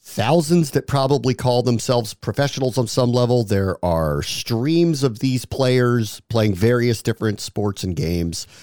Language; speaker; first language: English; native; English